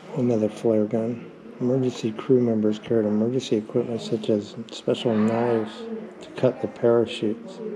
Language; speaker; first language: English; native; English